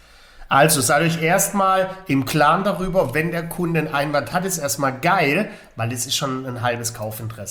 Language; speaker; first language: German; native; German